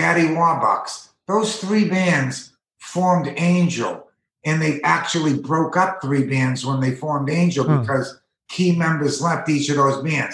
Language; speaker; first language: English; native; English